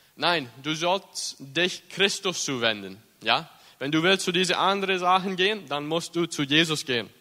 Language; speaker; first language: German; early bilingual, heritage; English